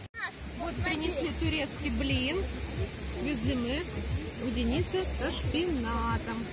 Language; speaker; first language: Russian; native; Russian